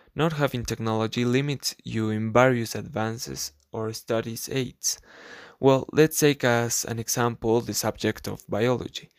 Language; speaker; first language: English; non-native, learner; Spanish